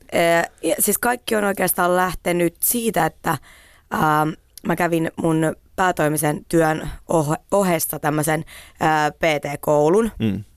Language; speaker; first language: Finnish; native; Finnish